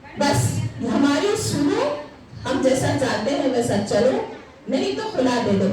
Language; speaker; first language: Urdu; native; Urdu